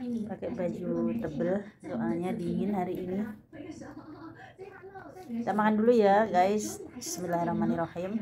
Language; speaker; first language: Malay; non-native, local second language; Javanese